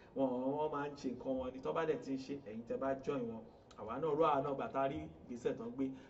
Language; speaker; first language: English; non-native, local second language; Yoruba